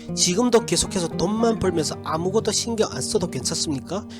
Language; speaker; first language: Korean; early bilingual, heritage; Korean